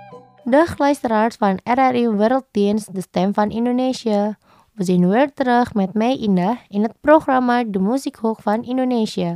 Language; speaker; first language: Dutch; non-native, fluent; Indonesian